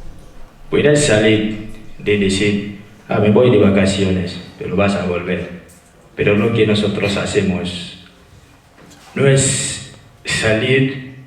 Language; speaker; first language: Spanish; non-native, fluent; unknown